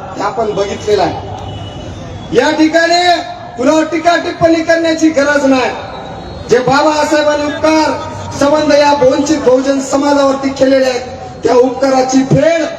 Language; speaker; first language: Marathi; native; Marathi